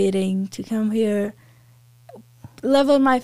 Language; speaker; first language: English; non-native, fluent; Persian